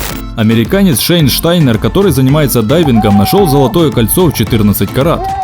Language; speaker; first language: Russian; native; Russian